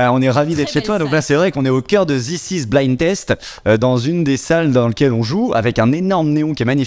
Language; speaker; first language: French; native; French